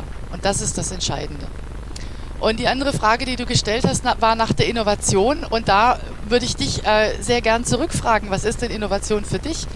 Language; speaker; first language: German; native; German